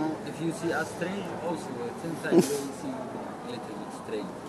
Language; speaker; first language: English; non-native, fluent; Arabic